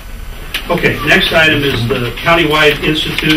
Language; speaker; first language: English; native; English